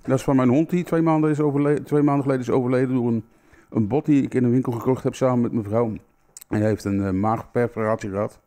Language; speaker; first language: Dutch; native; Dutch